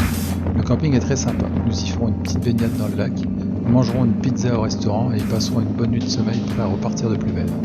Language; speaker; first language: French; native; French